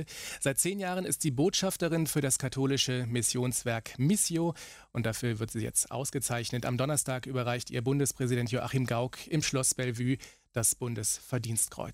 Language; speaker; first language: German; native; German